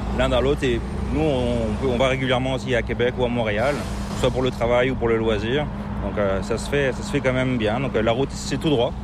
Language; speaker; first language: French; native; French